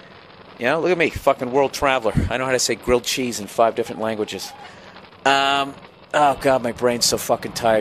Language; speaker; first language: English; native; English